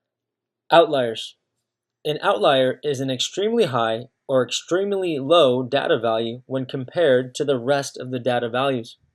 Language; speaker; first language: English; native; English